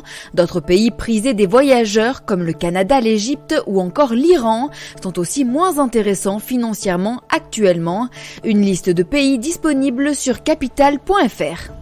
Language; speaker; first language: French; native; French